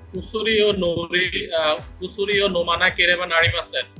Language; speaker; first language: Japanese; non-native, learner; Bangla